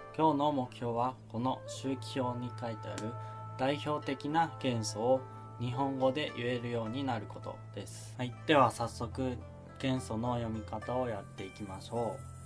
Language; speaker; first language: Japanese; native; Japanese